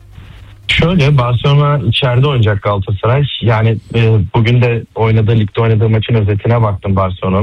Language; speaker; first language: Turkish; native; Turkish